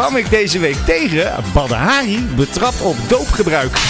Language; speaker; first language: Dutch; native; Dutch